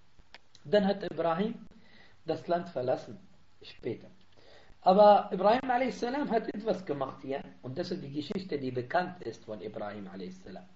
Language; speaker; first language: German; non-native, fluent; Arabic